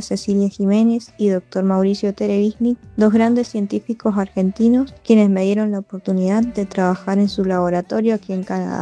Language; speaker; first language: Spanish; native; Spanish